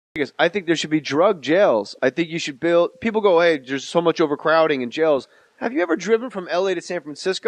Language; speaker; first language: English; native; English